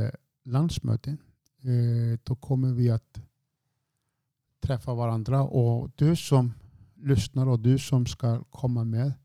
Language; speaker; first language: Swedish; non-native, fluent; Icelandic